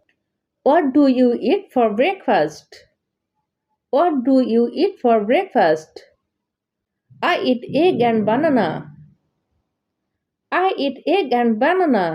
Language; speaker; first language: English; non-native, learner; Bangla